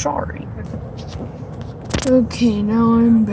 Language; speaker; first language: English; native; English